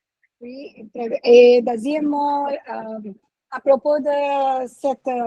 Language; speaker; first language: French; non-native, learner; Hindi